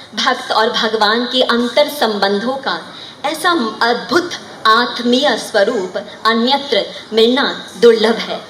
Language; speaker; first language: Hindi; non-native, local second language; Maithili